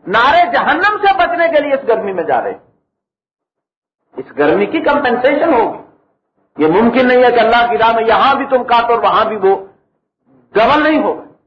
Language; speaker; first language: Urdu; native; Urdu